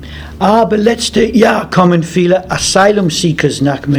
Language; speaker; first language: German; non-native, learner; English